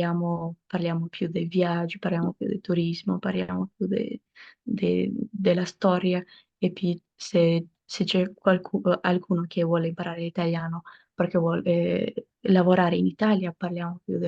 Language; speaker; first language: Italian; non-native, fluent; Macedonian